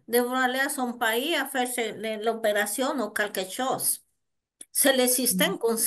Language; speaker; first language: French; non-native, learner; Spanish